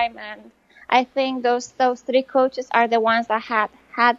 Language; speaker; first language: English; non-native, fluent; Polish